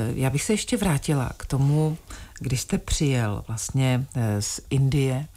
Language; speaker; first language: Czech; native; Czech